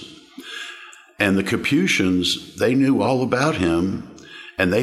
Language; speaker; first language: English; native; English